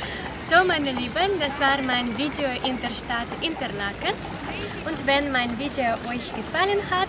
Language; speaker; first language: German; non-native, fluent; Russian